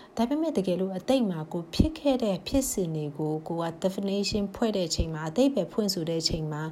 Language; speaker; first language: Burmese; non-native, local second language; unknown